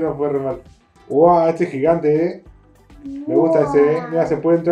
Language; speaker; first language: Spanish; native; Spanish